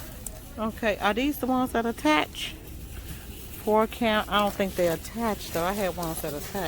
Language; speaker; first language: English; native; English